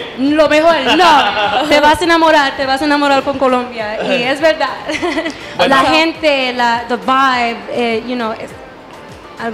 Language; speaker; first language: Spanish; early bilingual, heritage; English